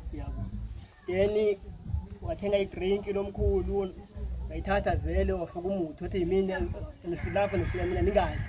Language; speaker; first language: Zulu; non-native, local second language; Xhosa